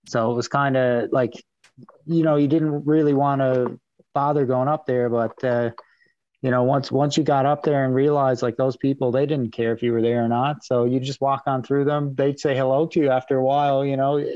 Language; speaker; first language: English; native; English